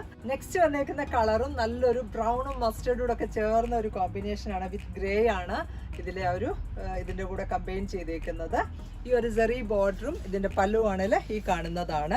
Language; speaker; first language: Malayalam; native; Malayalam